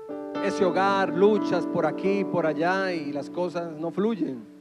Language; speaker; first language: Spanish; native; Spanish